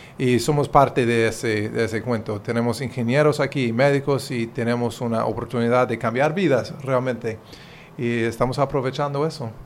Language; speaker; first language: Spanish; non-native, fluent; English